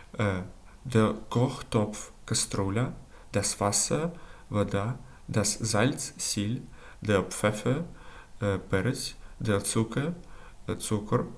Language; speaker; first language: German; non-native, learner; Ukrainian